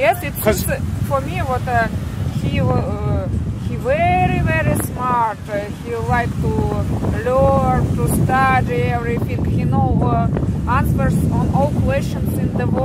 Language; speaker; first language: English; non-native, learner; Russian